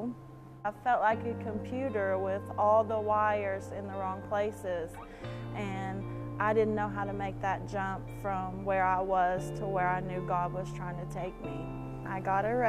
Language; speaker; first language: English; native; English